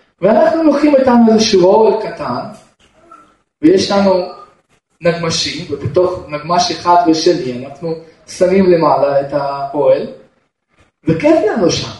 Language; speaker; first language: Hebrew; non-native, fluent; Russian